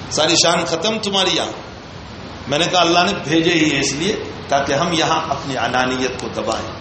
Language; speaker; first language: Urdu; native; Urdu